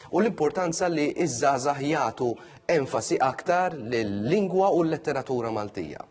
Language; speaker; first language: Maltese; native; Maltese